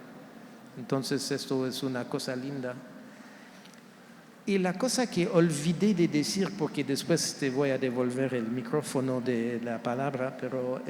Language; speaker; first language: Spanish; non-native, fluent; French